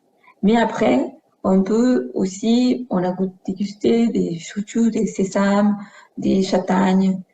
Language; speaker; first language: French; non-native, fluent; Spanish